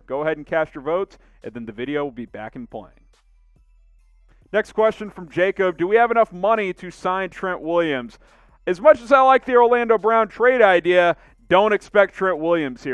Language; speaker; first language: English; native; English